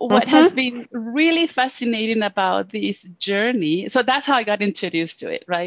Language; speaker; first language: English; non-native, fluent; Spanish